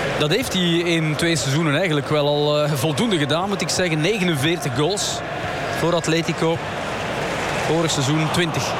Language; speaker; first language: Dutch; native; Dutch